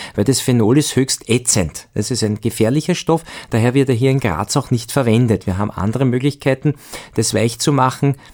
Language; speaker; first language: German; native; German